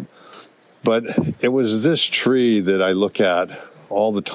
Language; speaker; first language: English; native; English